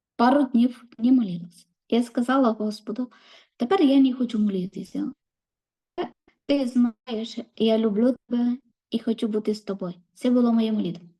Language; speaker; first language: Ukrainian; non-native, learner; Malayalam